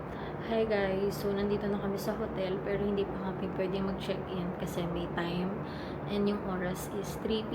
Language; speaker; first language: Filipino; native; Filipino